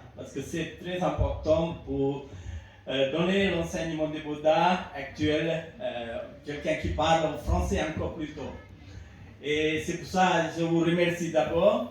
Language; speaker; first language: French; non-native, fluent; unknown